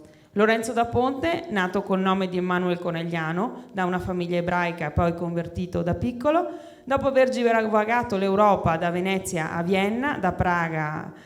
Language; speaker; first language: Italian; native; Italian